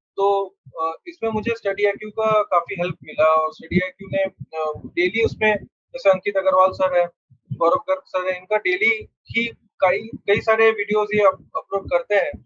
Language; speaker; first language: Hindi; non-native, local second language; Bangla